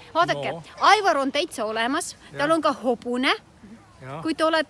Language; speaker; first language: Estonian; non-native, local second language; Russian